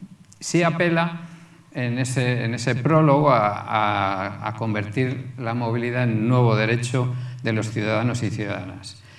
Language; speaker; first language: Spanish; native; Spanish